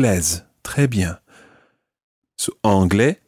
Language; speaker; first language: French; non-native, fluent; English